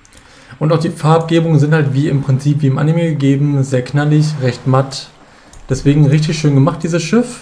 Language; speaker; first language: German; native; German